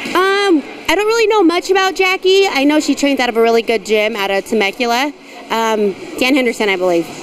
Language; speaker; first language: English; native; English